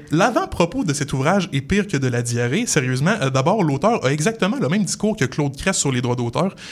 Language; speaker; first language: French; native; French